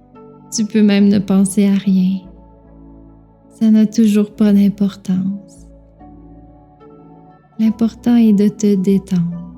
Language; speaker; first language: French; native; French